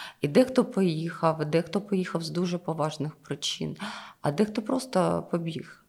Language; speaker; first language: Ukrainian; non-native, local second language; Russian